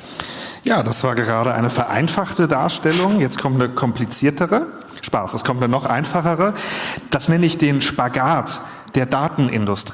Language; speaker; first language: German; native; German